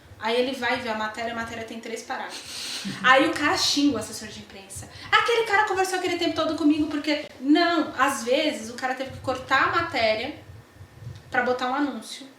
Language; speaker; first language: Portuguese; native; Portuguese